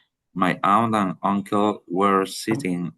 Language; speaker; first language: English; non-native, learner; Spanish